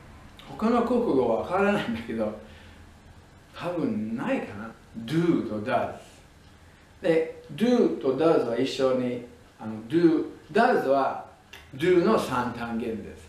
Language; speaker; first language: Japanese; non-native, fluent; English